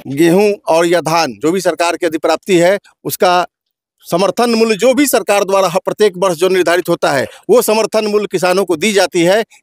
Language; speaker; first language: Hindi; native; Hindi